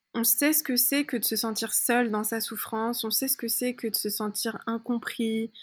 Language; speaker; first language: French; early bilingual, other home language; Persian